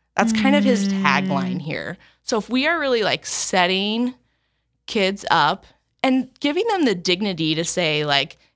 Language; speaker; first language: English; native; English